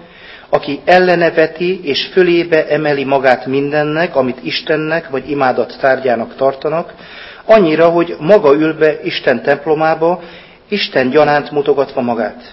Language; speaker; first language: Hungarian; native; Hungarian